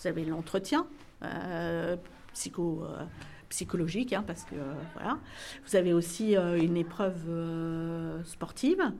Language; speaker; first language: French; native; French